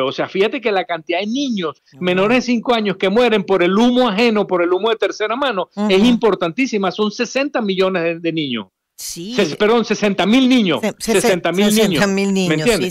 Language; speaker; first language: Spanish; native; Spanish